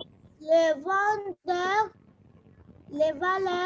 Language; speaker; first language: French; non-native, learner; Arabic